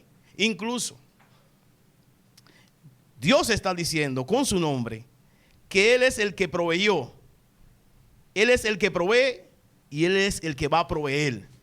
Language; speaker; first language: Spanish; native; Spanish